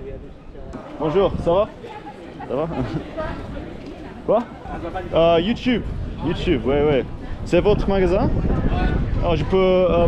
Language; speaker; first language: French; non-native, learner; English